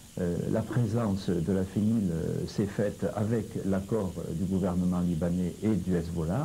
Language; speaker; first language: French; native; French